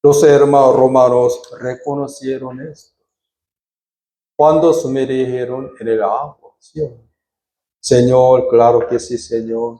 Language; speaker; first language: Spanish; non-native, fluent; Korean